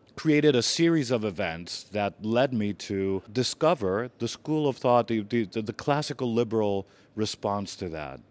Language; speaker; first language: English; non-native, fluent; Greek